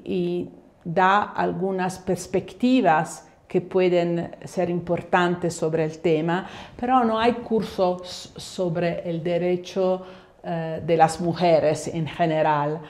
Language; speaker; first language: Spanish; non-native, fluent; Italian